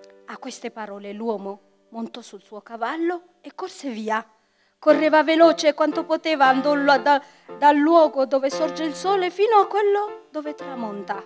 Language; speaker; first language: Italian; non-native, fluent; Tigrinya